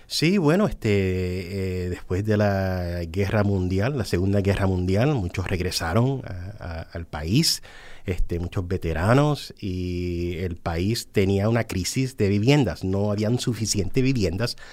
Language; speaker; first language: Spanish; early bilingual, heritage; English